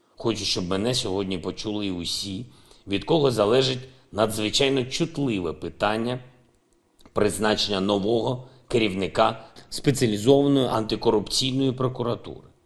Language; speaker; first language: Ukrainian; non-native, local second language; Russian